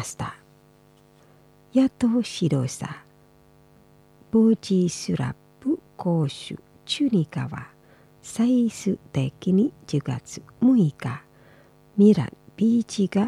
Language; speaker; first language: Japanese; non-native, fluent; Indonesian